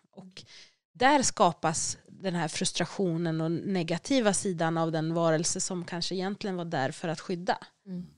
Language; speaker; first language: Swedish; native; Swedish